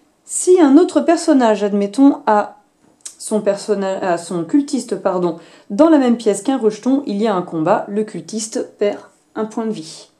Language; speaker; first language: French; native; French